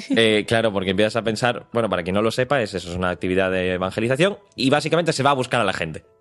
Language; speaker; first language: Spanish; native; Spanish